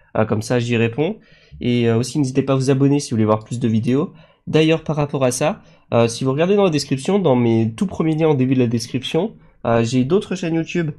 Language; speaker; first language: French; native; French